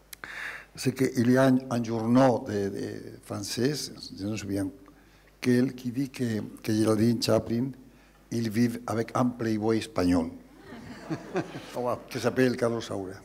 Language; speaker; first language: French; non-native, learner; Spanish